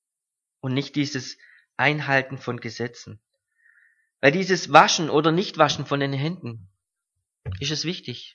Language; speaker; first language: German; native; German